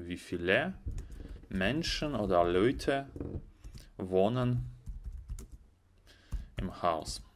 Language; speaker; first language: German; non-native, fluent; Russian